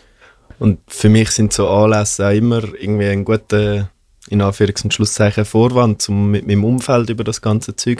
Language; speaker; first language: German; native; German